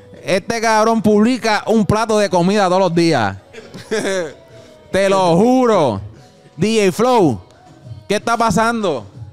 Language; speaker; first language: Spanish; early bilingual, heritage; Spanish